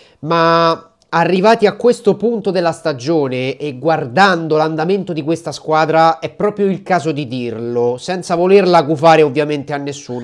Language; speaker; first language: Italian; native; Italian